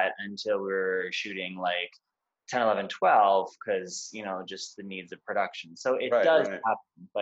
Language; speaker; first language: English; native; English